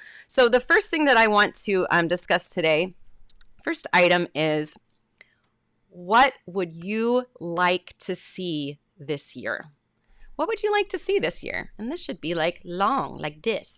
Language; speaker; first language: English; native; English